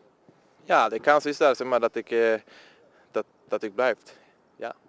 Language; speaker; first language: Dutch; non-native, fluent; Swedish